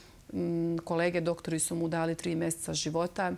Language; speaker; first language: Serbian; native; Serbian